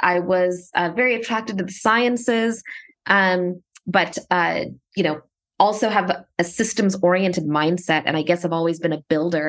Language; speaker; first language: English; native; English